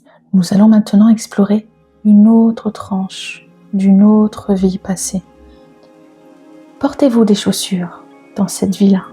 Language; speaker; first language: French; native; French